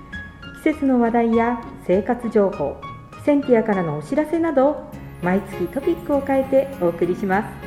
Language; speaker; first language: Japanese; native; Japanese